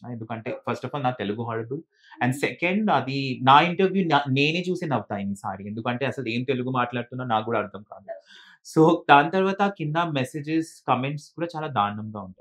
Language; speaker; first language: Telugu; non-native, fluent; Bangla